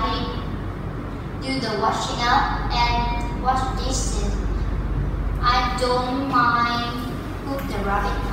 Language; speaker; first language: English; non-native, learner; Vietnamese